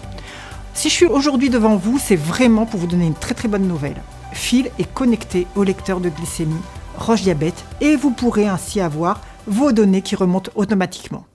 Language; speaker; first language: French; native; French